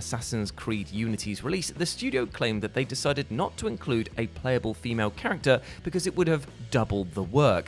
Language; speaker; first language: English; native; English